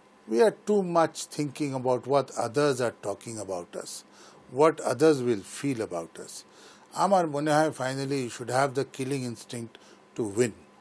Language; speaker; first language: English; non-native, local second language; Bangla